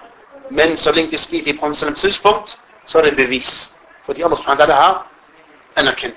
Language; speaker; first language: Danish; early bilingual, other home language; Arabic